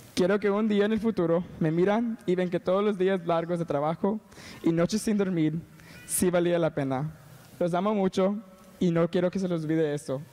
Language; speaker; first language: Spanish; early bilingual, heritage; Spanish